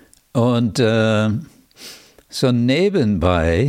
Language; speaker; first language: German; non-native, fluent; English